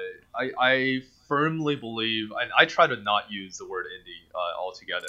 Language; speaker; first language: English; non-native, fluent; Chinese